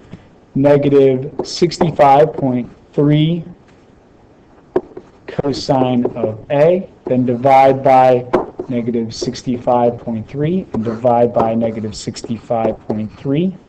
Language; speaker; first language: English; native; English